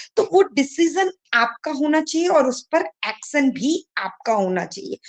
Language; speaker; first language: Hindi; native; Hindi